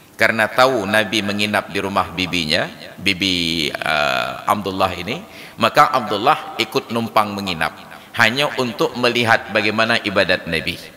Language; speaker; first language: Malay; non-native, local second language; Achinese